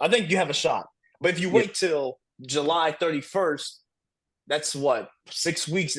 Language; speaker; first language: English; native; English